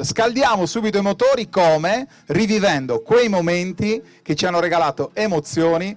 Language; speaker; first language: Italian; native; Italian